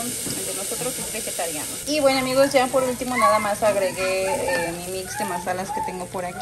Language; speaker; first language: Spanish; native; Spanish